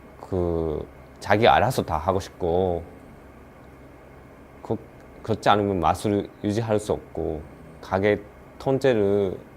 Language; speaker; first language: Korean; non-native, learner; Japanese